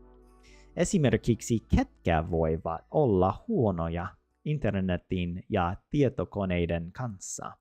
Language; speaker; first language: Finnish; non-native, learner; English